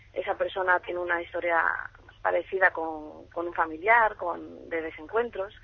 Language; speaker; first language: Spanish; native; Spanish